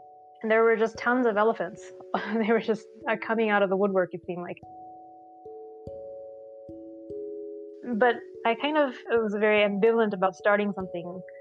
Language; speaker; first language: English; non-native, local second language; Sinhala